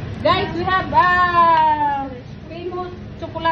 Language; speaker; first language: English; non-native, local second language; Filipino